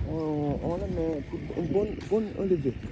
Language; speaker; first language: French; non-native, local second language; Wolof